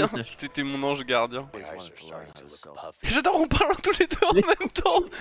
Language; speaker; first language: French; native; French